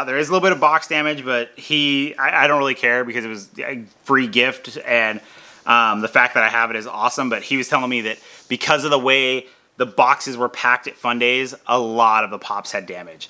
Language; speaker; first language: English; native; English